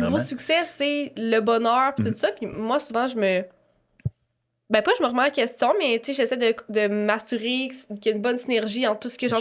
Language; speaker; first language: French; native; French